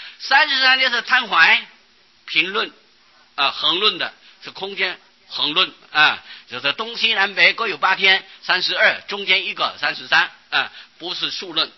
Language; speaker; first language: Chinese; non-native, local second language; Hakka Chinese